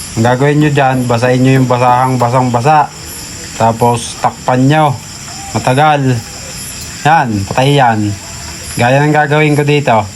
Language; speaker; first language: Filipino; native; Filipino